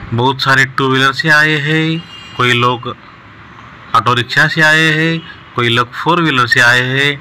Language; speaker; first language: Hindi; non-native, local second language; Marathi